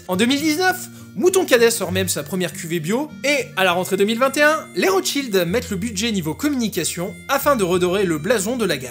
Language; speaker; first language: French; native; French